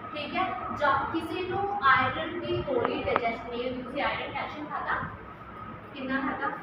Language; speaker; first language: Hindi; non-native, local second language; Punjabi